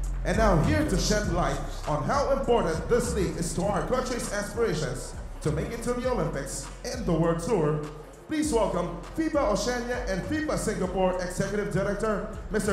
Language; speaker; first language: English; non-native, local second language; Filipino